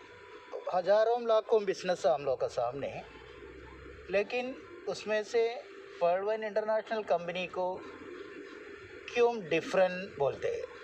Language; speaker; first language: Hindi; non-native, local second language; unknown